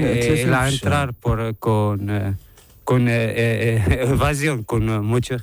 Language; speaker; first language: Spanish; non-native, learner; Arabic